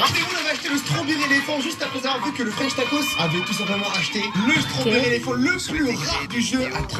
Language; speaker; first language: French; native; French